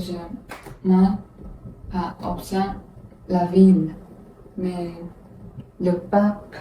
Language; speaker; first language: French; non-native, learner; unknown